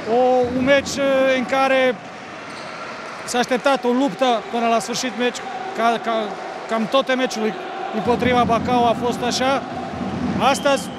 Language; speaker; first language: Romanian; non-native, fluent; Serbian